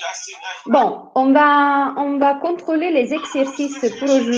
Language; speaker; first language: French; non-native, fluent; Italian